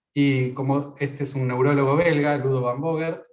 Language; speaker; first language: Spanish; native; Spanish